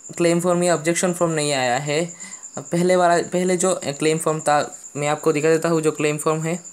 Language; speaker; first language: Hindi; non-native, local second language; Bangla